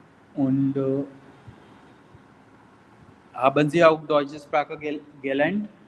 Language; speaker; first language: German; non-native, learner; Hindi